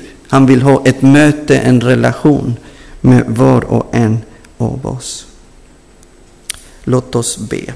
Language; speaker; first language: Swedish; non-native, fluent; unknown